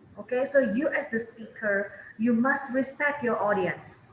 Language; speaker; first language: English; non-native, fluent; Indonesian